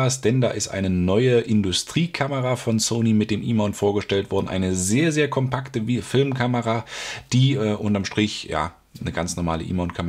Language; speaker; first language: German; native; German